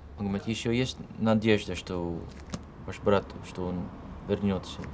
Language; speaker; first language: Russian; non-native, fluent; Dutch